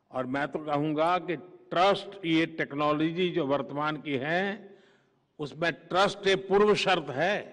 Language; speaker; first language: Hindi; non-native, local second language; Gujarati